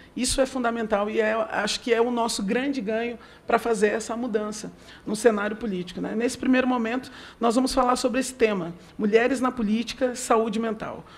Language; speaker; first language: Portuguese; native; Portuguese